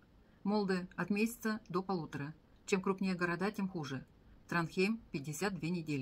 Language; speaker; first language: Russian; native; Russian